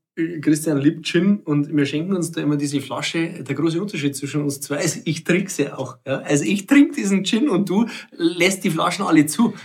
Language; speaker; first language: German; native; German